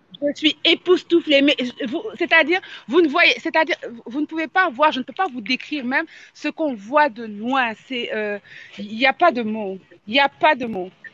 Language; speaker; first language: French; native; French